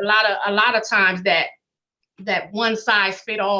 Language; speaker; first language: English; native; English